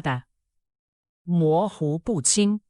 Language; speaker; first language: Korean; non-native, fluent; Chinese